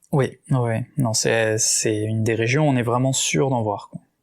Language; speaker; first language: French; native; French